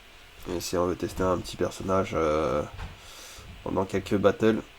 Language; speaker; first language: French; native; French